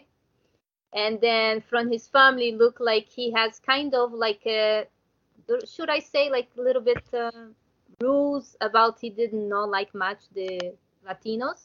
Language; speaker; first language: English; non-native, learner; Portuguese